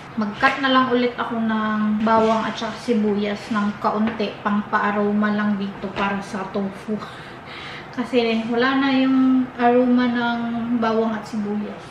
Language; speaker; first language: Filipino; non-native, local second language; Cebuano